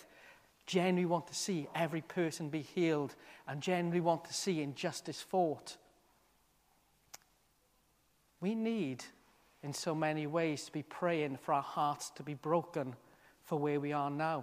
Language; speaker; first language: English; native; English